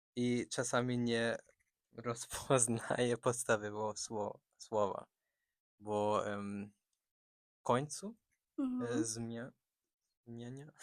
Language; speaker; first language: Polish; non-native, fluent; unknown